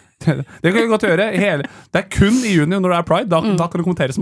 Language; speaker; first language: Norwegian; native; Norwegian